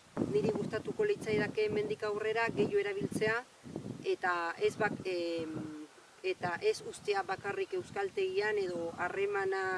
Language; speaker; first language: Basque; non-native, fluent; Spanish